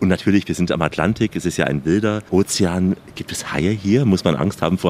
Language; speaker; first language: German; native; German